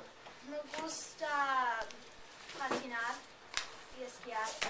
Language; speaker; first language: Spanish; non-native, learner; English